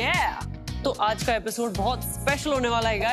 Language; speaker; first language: Hindi; native; Hindi